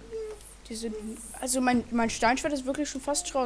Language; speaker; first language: German; early bilingual, other home language; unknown